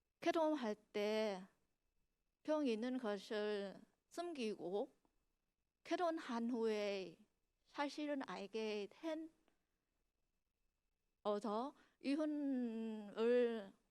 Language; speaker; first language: Korean; non-native, fluent; Vietnamese